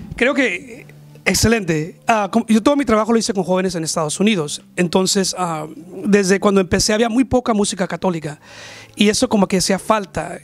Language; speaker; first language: Spanish; early bilingual, heritage; Spanish